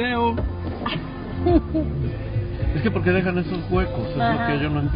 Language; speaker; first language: Spanish; native; Spanish